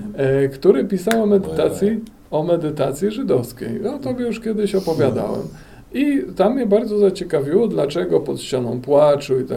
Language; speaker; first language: Polish; native; Polish